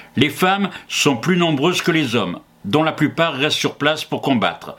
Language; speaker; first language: French; native; French